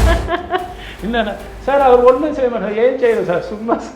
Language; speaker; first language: Telugu; non-native, learner; Tamil